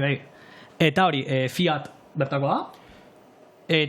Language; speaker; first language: Basque; native; Basque